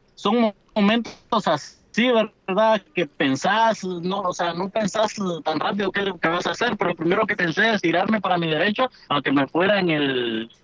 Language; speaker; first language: Spanish; native; Spanish